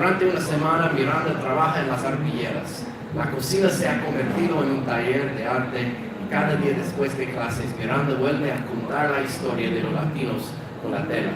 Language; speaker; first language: Spanish; non-native, fluent; English